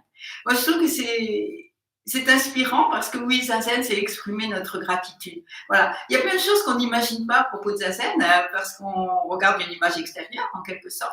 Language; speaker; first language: French; native; French